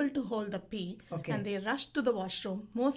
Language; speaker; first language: English; non-native, local second language; Tamil